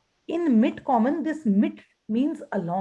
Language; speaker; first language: German; non-native, fluent; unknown